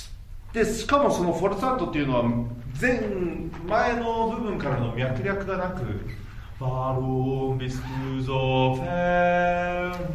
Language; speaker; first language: Japanese; native; Japanese